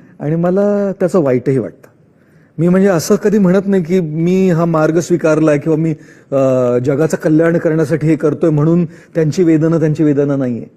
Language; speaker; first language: Marathi; non-native, local second language; Marwari